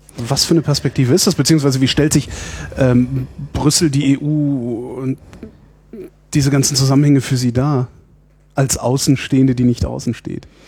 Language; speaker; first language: German; native; German